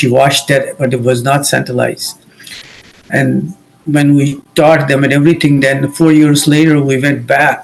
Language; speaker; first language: English; non-native, local second language; Kashmiri